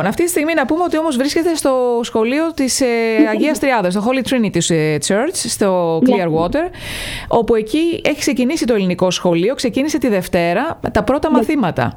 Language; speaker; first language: Greek; native; Greek